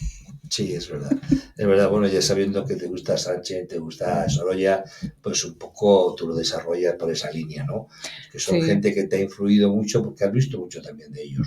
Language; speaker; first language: Spanish; native; Spanish